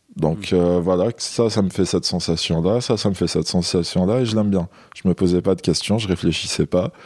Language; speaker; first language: French; non-native, local second language; Kabyle